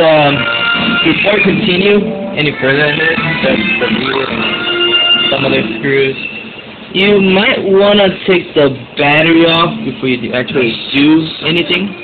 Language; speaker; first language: English; native; English